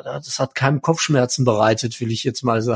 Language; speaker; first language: German; native; German